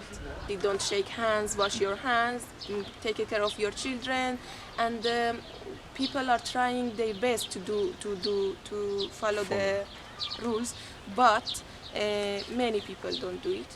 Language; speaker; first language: English; non-native, fluent; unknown